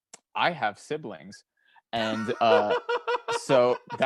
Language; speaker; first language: English; native; English